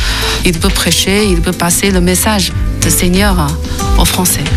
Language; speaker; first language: French; non-native, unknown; Chinese